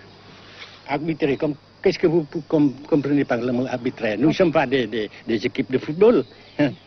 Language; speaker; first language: French; non-native, local second language; Vietnamese